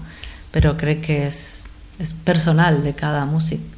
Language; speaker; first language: Catalan; non-native, learner; Spanish